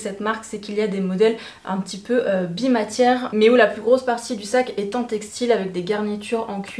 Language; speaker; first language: French; native; French